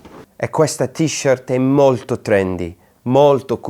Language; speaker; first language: Italian; non-native, fluent; English